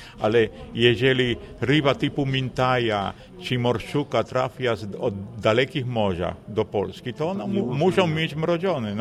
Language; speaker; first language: Polish; non-native, fluent; Spanish